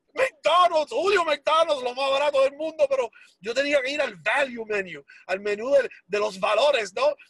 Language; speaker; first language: Spanish; early bilingual, heritage; Spanish